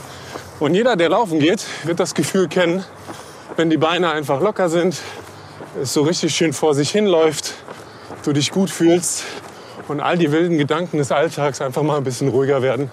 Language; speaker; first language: German; native; German